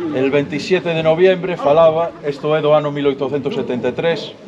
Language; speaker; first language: Spanish; non-native, local second language; Galician